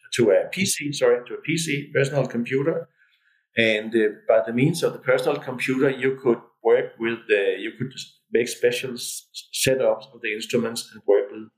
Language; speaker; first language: English; non-native, fluent; Danish